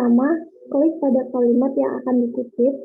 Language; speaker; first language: Indonesian; native; Indonesian